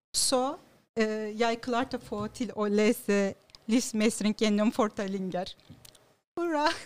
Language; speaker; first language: Norwegian; non-native, learner; Turkish